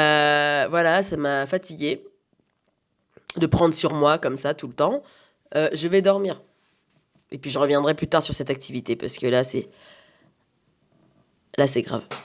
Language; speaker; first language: French; native; French